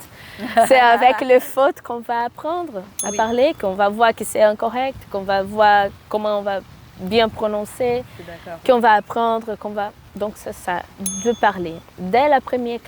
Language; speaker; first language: French; non-native, fluent; Portuguese